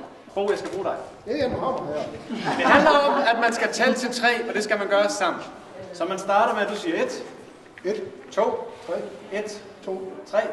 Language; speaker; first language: Danish; native; Danish